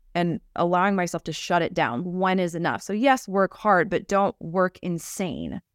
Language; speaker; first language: English; native; English